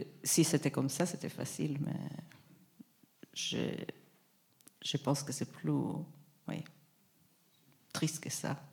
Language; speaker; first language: French; non-native, fluent; Hebrew